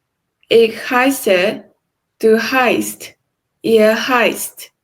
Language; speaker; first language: German; non-native, learner; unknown